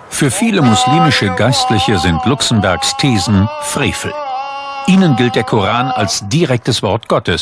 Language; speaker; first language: German; native; German